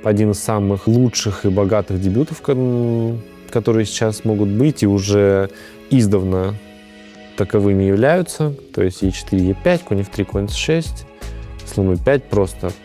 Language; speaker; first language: Russian; native; Russian